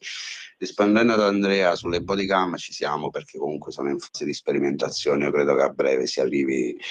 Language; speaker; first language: Italian; native; Italian